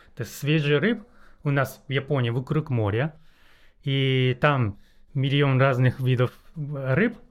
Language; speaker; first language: Russian; non-native, fluent; Japanese